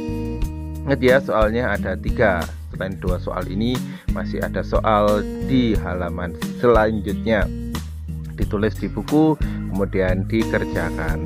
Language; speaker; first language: Indonesian; native; Indonesian